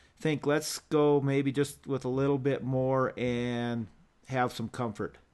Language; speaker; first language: English; native; English